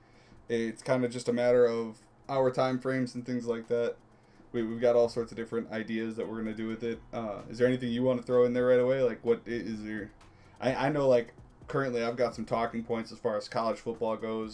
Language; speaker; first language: English; native; English